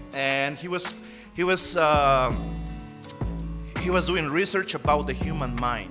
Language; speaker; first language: English; non-native, fluent; Spanish